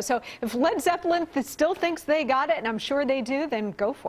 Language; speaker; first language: English; native; English